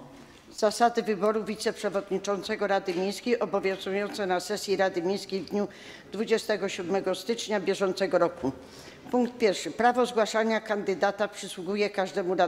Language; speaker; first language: Polish; native; Polish